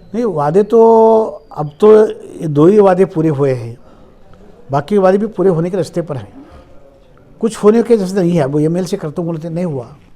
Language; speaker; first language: Hindi; non-native, local second language; Marathi